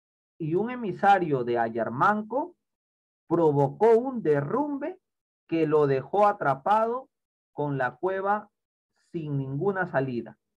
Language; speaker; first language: Spanish; native; Spanish